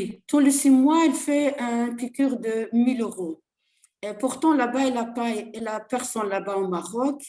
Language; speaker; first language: French; non-native, learner; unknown